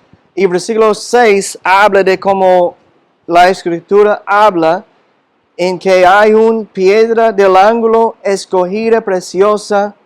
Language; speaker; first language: Spanish; non-native, fluent; English